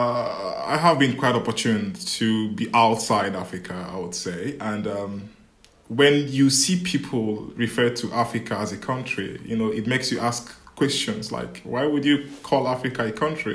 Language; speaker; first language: English; non-native, local second language; Igbo